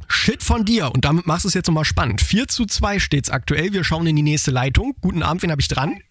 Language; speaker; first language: German; native; German